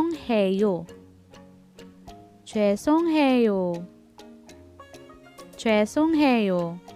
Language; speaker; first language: Korean; non-native, learner; Filipino